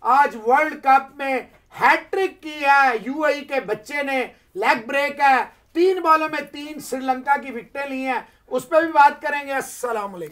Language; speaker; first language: Urdu; native; Urdu